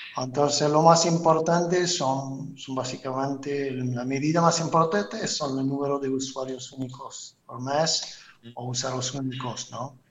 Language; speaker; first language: Spanish; non-native, fluent; French